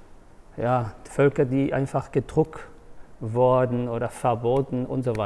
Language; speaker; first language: German; non-native, fluent; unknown